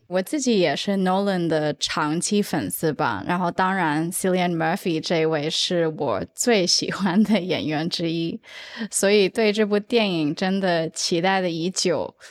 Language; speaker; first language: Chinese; early bilingual, heritage; Chinese